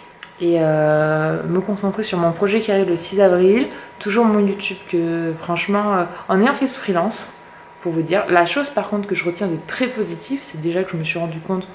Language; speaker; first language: French; native; French